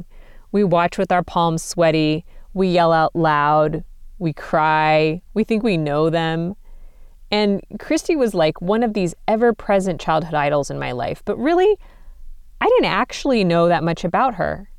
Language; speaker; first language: English; native; English